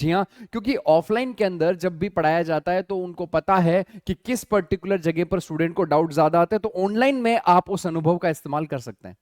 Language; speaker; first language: Hindi; native; Hindi